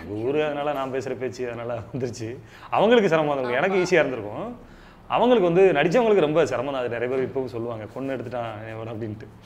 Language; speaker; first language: Tamil; native; Tamil